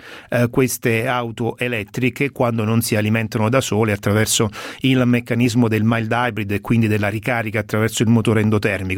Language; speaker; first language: Italian; native; Italian